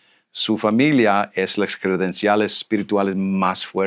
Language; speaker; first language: Spanish; non-native, fluent; English